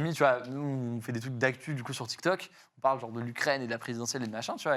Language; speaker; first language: French; native; French